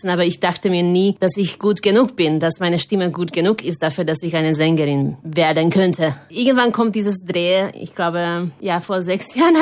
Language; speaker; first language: German; non-native, fluent; Slovak